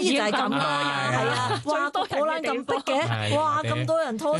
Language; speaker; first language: Cantonese; native; Cantonese